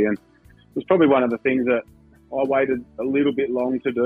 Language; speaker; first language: English; native; English